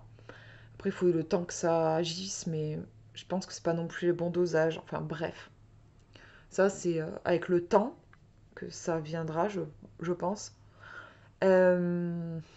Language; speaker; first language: French; native; French